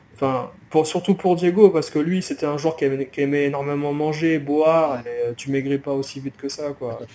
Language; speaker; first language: French; native; French